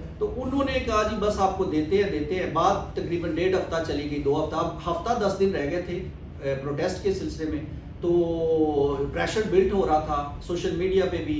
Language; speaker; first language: Urdu; non-native, local second language; Punjabi